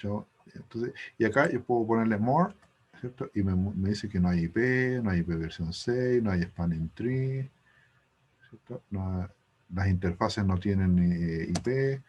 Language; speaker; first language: Spanish; native; Spanish